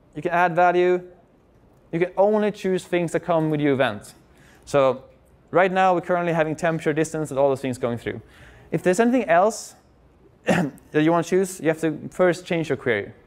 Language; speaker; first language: English; non-native, fluent; Swedish